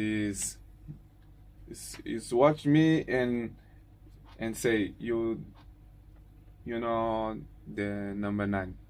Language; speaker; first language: English; non-native, learner; Portuguese